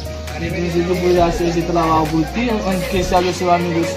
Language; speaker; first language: Spanish; non-native, learner; Haitian Creole